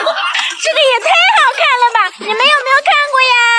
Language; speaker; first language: Chinese; native; Chinese